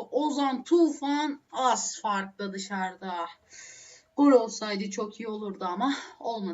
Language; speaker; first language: Turkish; native; Turkish